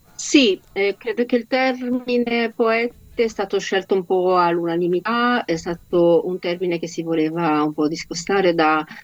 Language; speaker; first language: Italian; non-native, fluent; Polish